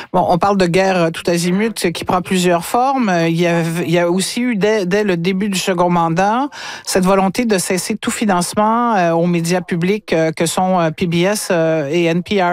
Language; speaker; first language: French; native; French